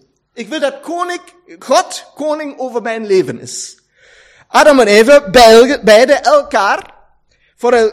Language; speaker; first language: Dutch; non-native, learner; German